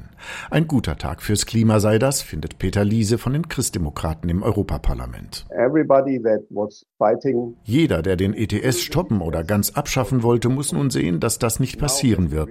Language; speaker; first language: German; native; German